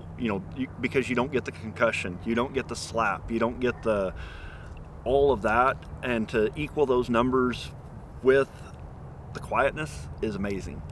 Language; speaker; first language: English; native; English